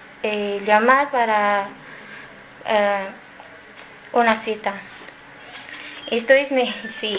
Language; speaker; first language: Spanish; non-native, learner; Filipino